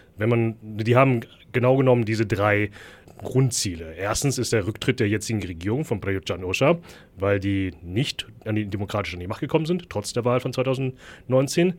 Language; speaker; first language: German; early bilingual, other home language; Thai